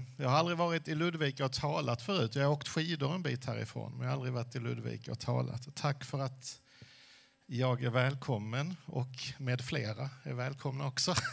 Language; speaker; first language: Swedish; early bilingual, other home language; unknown